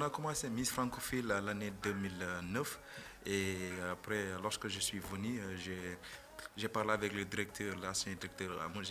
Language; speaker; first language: French; non-native, fluent; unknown